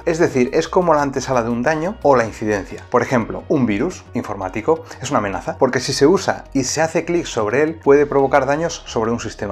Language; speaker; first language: Spanish; native; Spanish